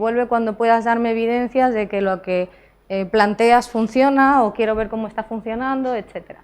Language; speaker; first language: Spanish; native; Spanish